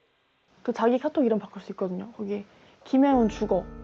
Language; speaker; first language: Korean; native; Korean